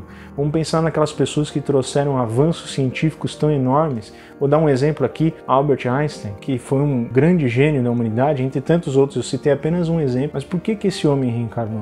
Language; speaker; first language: Portuguese; native; Portuguese